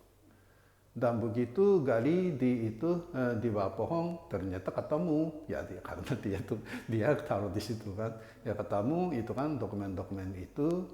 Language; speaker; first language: Indonesian; non-native, fluent; Japanese